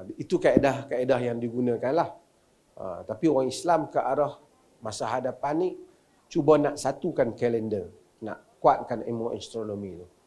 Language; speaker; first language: Malay; native; Malay